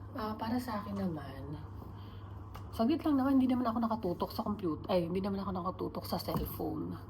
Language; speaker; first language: Filipino; native; Filipino